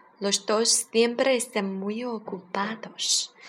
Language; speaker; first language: Spanish; non-native, fluent; Chinese